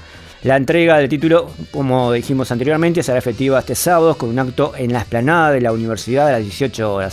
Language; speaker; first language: Spanish; native; Spanish